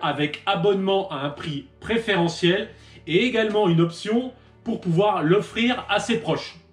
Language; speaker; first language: French; native; French